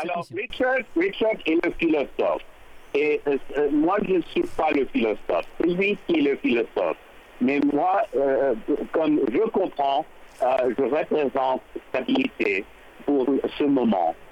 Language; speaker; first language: French; non-native, learner; English